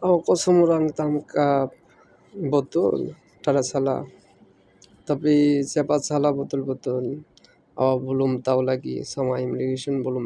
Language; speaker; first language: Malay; non-native, learner; Bangla